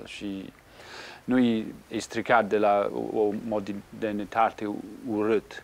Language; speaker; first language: Romanian; non-native, fluent; English